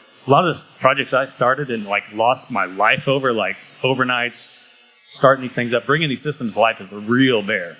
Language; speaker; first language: English; native; English